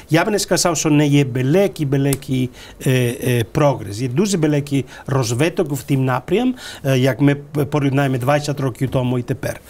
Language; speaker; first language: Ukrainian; non-native, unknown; Spanish